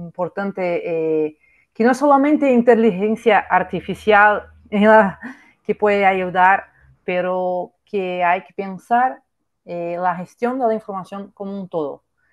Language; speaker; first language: Spanish; non-native, fluent; Portuguese